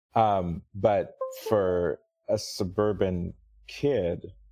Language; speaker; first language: English; native; English